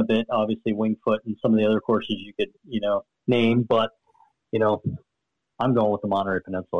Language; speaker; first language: English; native; English